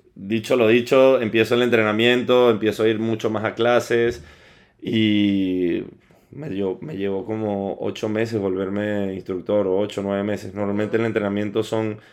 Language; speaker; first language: Spanish; native; Spanish